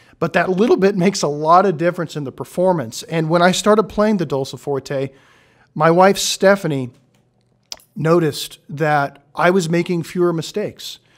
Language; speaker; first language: English; native; English